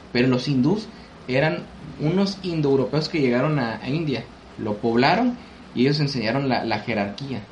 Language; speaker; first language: Spanish; native; Spanish